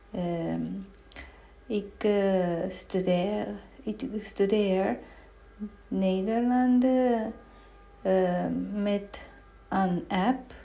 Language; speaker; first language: Dutch; non-native, learner; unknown